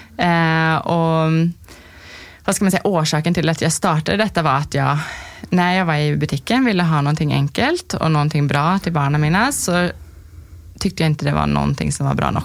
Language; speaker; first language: Swedish; native; Swedish